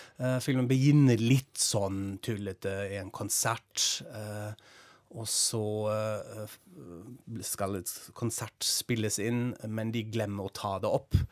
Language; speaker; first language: Norwegian; non-native, fluent; German